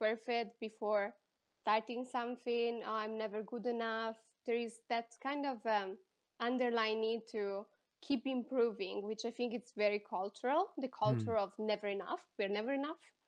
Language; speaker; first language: English; non-native, fluent; Italian